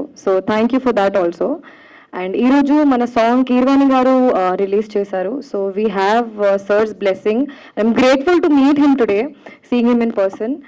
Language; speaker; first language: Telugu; non-native, fluent; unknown